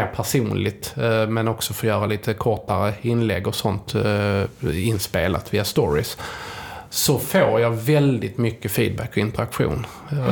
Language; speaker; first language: Swedish; native; Swedish